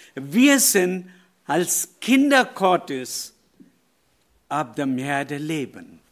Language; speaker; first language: German; non-native, learner; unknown